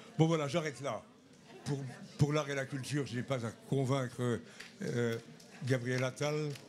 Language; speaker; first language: French; native; French